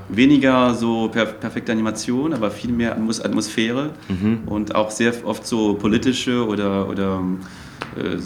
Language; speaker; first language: German; non-native, local second language; Luxembourgish